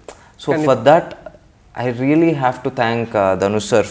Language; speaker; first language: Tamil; non-native, local second language; Telugu